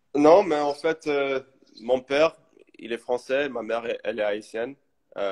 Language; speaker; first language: French; early bilingual, heritage; English